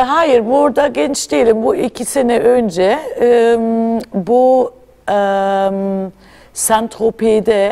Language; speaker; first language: Turkish; early bilingual, other home language; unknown